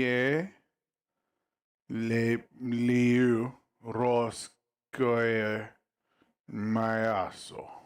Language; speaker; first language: Russian; non-native, learner; English